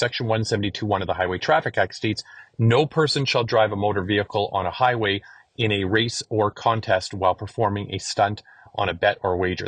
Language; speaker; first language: English; native; English